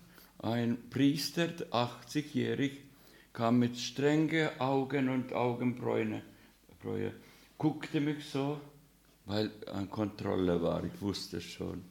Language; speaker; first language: German; non-native, fluent; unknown